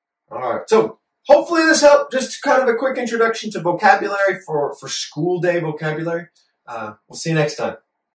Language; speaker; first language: English; native; English